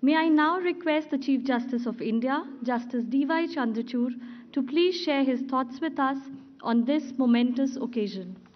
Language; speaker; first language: English; non-native, local second language; Hindi